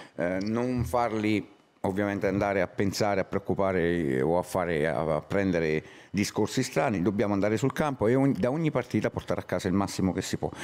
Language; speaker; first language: Italian; native; Italian